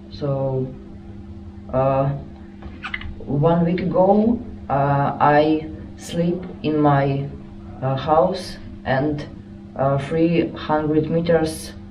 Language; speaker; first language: English; non-native, learner; Russian